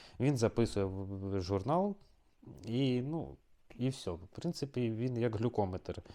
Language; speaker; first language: Ukrainian; non-native, local second language; Russian